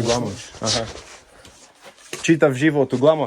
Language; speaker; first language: Croatian; non-native, learner; English